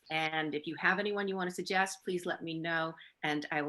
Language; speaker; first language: English; native; English